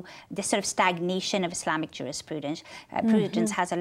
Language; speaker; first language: English; non-native, local second language; Urdu